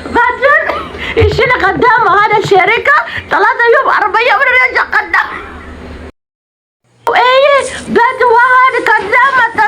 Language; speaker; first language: Arabic; non-native, learner; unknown